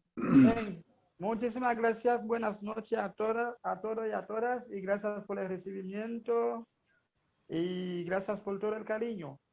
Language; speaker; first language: Spanish; non-native, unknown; Haitian Creole